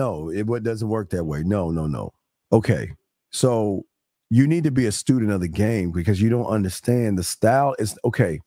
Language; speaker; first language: English; native; English